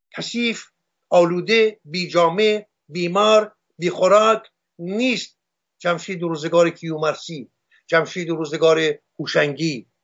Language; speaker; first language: Persian; non-native, local second language; Armenian